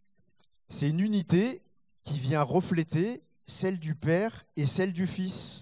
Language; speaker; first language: French; native; French